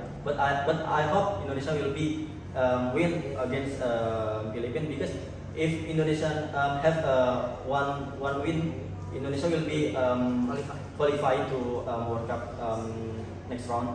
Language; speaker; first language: English; non-native, learner; Indonesian